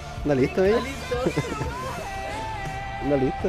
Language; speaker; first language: Spanish; native; Spanish